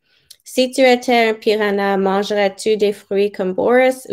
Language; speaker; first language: French; non-native, fluent; English